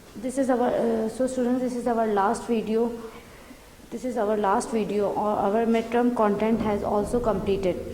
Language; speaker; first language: English; non-native, local second language; Urdu